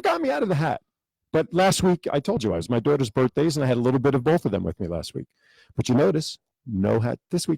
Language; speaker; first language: English; native; English